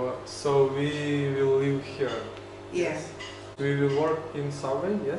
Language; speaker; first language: English; non-native, learner; Ukrainian